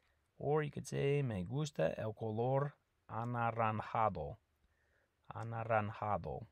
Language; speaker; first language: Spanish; non-native, fluent; English